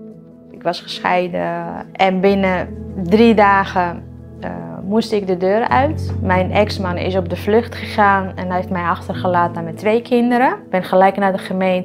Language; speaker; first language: Dutch; non-native, fluent; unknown